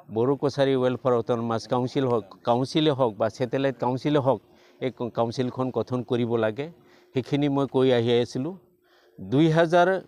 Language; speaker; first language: Assamese; non-native, local second language; Bodo